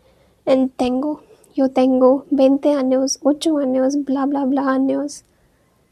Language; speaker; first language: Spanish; non-native, fluent; Hindi